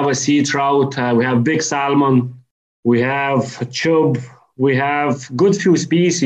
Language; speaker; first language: English; non-native, fluent; Lithuanian